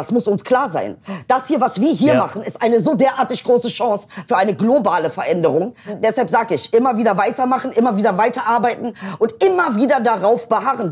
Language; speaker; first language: German; early bilingual, other home language; Turkish